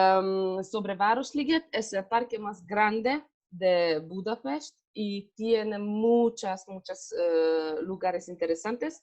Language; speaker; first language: Spanish; non-native, learner; Hungarian